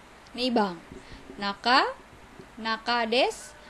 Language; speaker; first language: Japanese; non-native, fluent; Indonesian